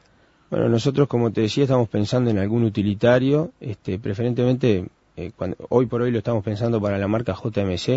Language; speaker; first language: Spanish; native; Spanish